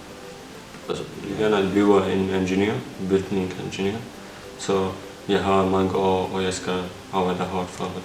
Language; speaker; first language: Danish; non-native, learner; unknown